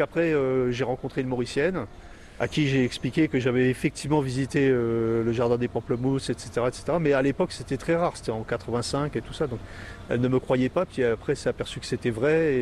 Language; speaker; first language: French; native; French